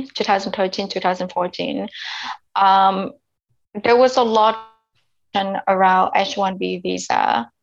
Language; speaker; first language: English; non-native, fluent; Vietnamese